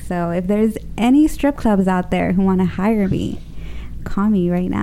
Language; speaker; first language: English; early bilingual, other home language; Spanish